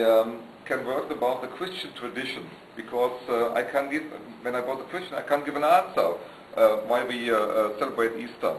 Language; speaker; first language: English; non-native, learner; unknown